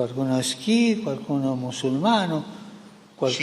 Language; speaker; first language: Italian; non-native, fluent; Spanish